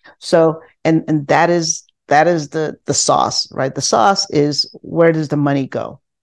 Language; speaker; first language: English; non-native, local second language; Filipino